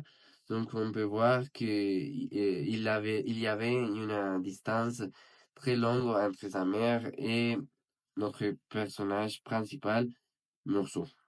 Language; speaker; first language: French; non-native, learner; Spanish